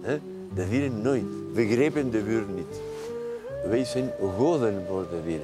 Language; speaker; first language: Dutch; non-native, learner; Spanish